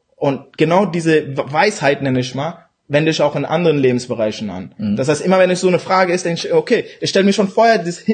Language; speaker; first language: German; early bilingual, other home language; Urdu